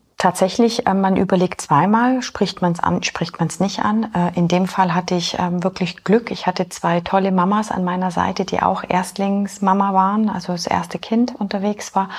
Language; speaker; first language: German; early bilingual, other home language; Polish